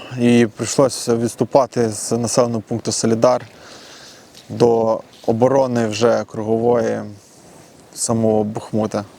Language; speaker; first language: Ukrainian; non-native, local second language; Russian